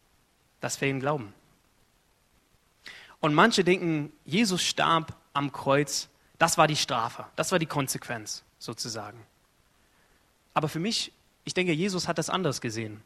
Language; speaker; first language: German; non-native, fluent; Arabic